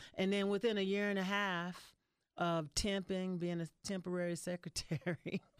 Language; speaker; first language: English; native; English